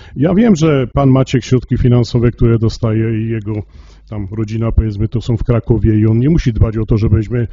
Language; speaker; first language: Polish; native; Polish